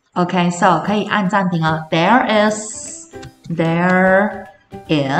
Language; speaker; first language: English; non-native, fluent; Chinese